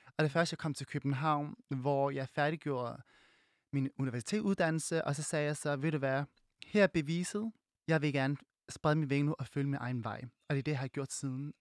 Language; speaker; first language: Danish; early bilingual, other home language; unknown